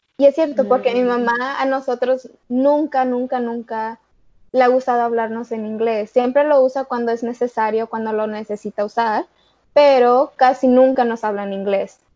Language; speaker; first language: Spanish; early bilingual, heritage; Spanish